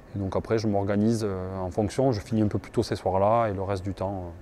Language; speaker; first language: French; native; French